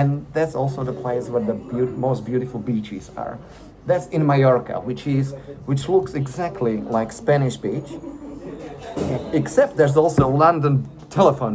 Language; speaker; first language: English; non-native, fluent; Slovak